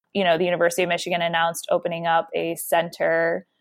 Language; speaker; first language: English; native; English